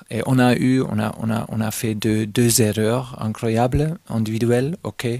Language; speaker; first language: French; non-native, fluent; German